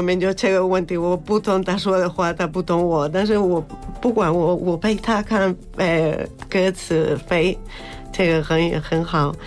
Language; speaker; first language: Chinese; non-native, learner; Spanish